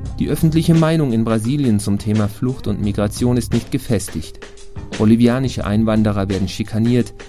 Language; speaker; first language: German; native; German